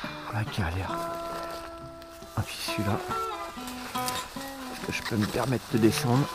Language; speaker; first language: French; native; French